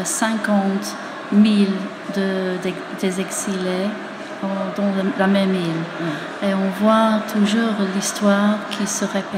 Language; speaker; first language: French; non-native, fluent; English